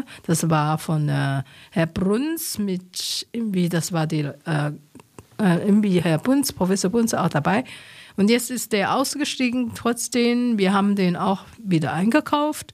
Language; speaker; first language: German; non-native, learner; Chinese